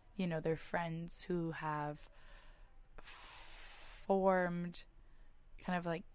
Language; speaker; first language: English; native; English